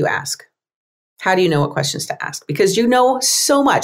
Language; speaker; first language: English; native; English